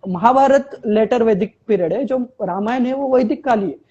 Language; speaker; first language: Hindi; non-native, local second language; Marathi